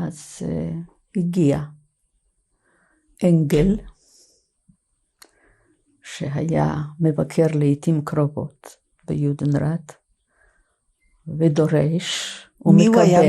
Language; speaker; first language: Hebrew; non-native, fluent; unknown